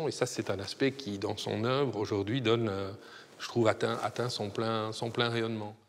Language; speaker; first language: French; native; French